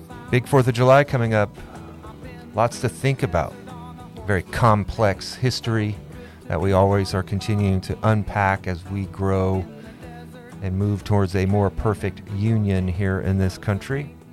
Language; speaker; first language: English; native; English